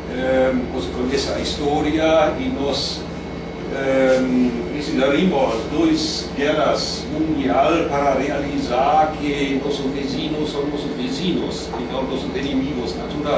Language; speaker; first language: Portuguese; non-native, fluent; German